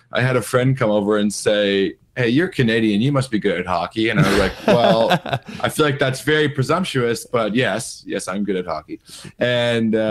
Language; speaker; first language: English; native; English